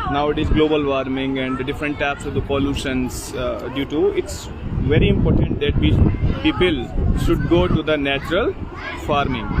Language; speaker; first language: English; non-native, local second language; Hindi